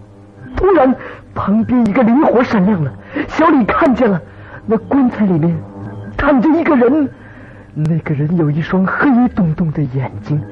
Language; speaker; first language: Chinese; native; Chinese